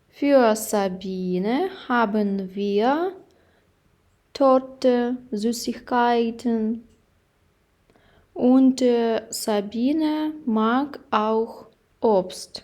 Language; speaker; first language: German; non-native, fluent; Ukrainian